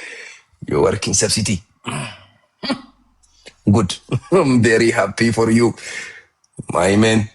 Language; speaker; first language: English; non-native, fluent; Amharic